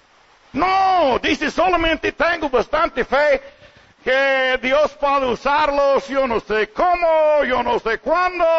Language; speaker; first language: Spanish; non-native, learner; English